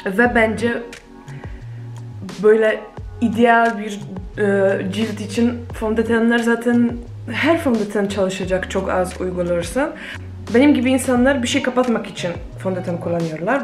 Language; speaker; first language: Turkish; non-native, fluent; Polish